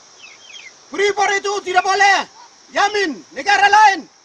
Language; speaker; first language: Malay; non-native, local second language; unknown